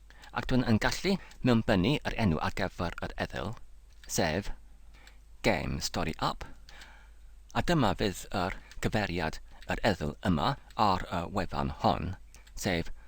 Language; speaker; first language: Welsh; non-native, learner; English